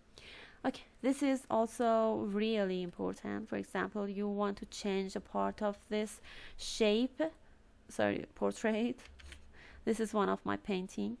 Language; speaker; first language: English; non-native, fluent; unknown